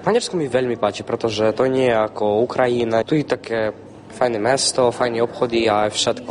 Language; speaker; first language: Slovak; non-native, learner; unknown